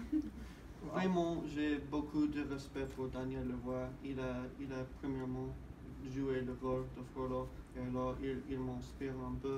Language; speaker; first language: French; non-native, learner; English